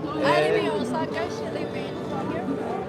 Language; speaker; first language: English; non-native, learner; Japanese